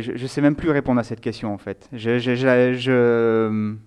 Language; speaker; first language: French; native; French